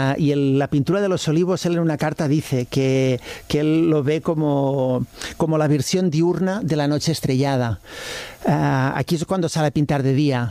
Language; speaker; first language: Spanish; native; Spanish